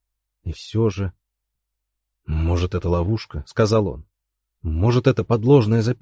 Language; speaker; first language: Russian; native; Russian